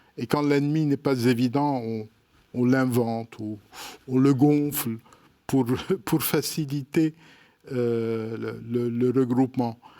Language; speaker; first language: French; non-native, local second language; Arabic